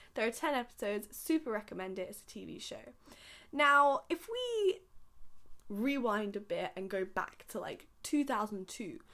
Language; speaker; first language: English; early bilingual, other home language; Hindi